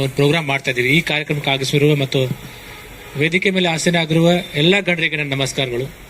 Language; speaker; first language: Kannada; non-native, fluent; Hindi